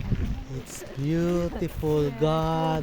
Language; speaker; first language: English; non-native, local second language; Filipino